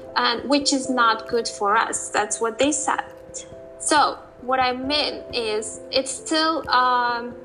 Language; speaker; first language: English; non-native, fluent; Uzbek